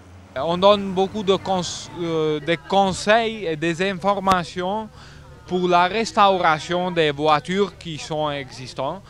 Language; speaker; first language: French; non-native, fluent; Italian